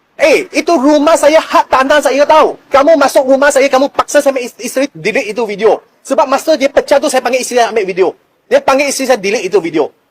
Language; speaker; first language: Malay; non-native, local second language; Chinese